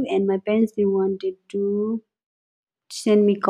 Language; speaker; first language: English; non-native, local second language; Nepali